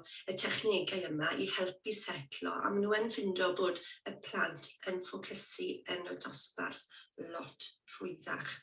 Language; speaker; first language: Welsh; native; Welsh